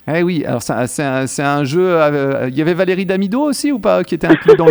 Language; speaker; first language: French; native; French